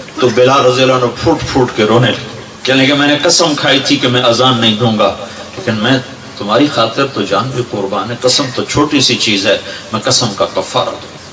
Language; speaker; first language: Urdu; non-native, local second language; Punjabi